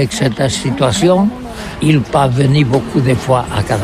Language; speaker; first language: French; non-native, learner; Catalan